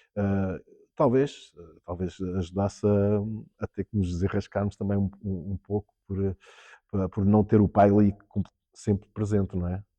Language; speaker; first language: Portuguese; early bilingual, heritage; Portuguese